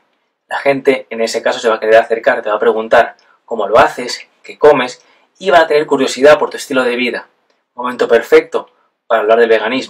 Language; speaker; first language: Spanish; native; Spanish